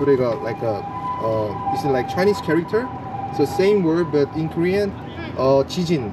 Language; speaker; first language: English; non-native, fluent; Korean